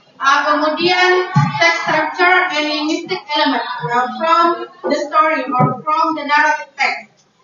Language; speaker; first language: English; non-native, learner; Indonesian